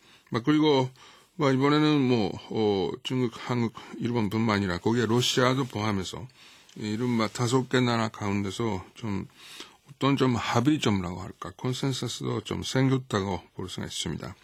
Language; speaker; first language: Korean; non-native, fluent; Japanese